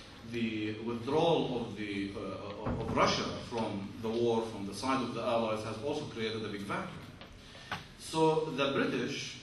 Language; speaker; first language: English; non-native, fluent; Arabic